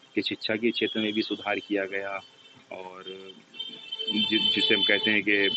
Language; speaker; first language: Hindi; native; Hindi